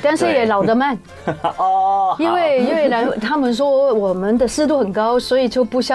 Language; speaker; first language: Chinese; native; Chinese